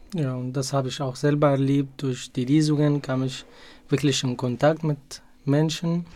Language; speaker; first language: German; non-native, fluent; Arabic